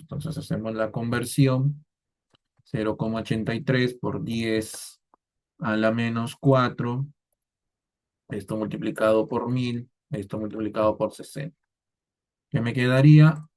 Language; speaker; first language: Spanish; native; Spanish